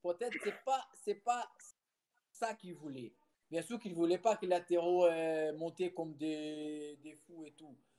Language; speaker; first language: French; non-native, fluent; Portuguese